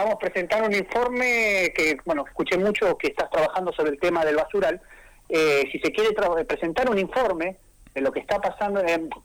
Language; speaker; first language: Spanish; native; Spanish